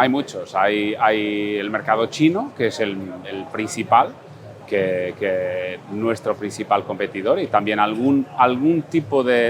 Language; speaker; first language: Spanish; non-native, fluent; Portuguese